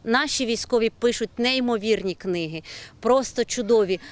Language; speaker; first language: Ukrainian; native; Ukrainian